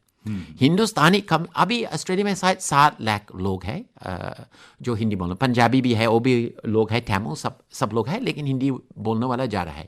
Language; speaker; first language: Hindi; non-native, fluent; English